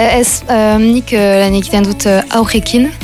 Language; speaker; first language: Basque; non-native, local second language; French